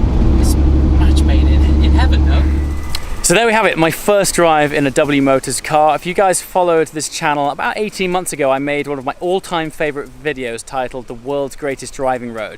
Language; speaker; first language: English; native; English